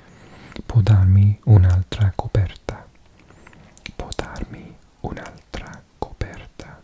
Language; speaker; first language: Italian; non-native, learner; English